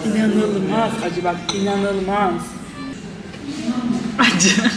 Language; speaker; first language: Turkish; native; Turkish